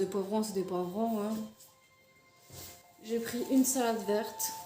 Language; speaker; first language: French; native; French